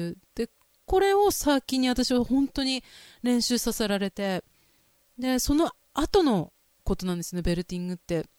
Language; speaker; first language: Japanese; native; Japanese